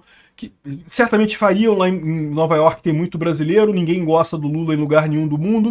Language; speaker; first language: Portuguese; native; Portuguese